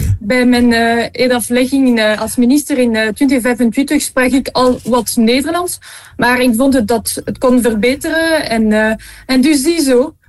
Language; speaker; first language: Dutch; non-native, local second language; French